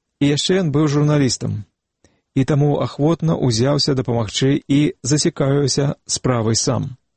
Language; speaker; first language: Belarusian; native; Belarusian